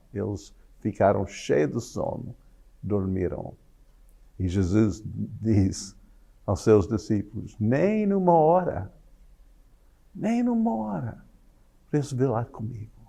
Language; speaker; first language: Portuguese; non-native, fluent; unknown